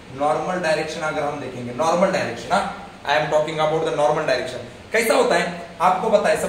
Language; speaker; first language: Hindi; non-native, local second language; Marathi